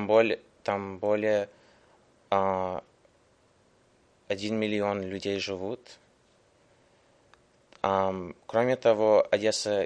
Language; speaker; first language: Russian; early bilingual, heritage; English